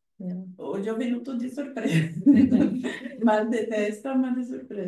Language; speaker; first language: Italian; non-native, learner; Portuguese